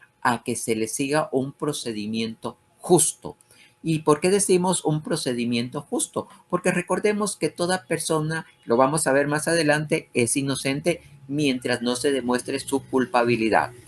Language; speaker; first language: Spanish; native; Spanish